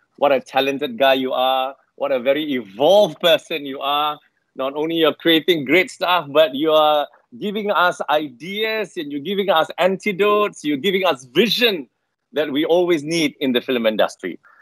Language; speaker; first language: English; non-native, local second language; Malay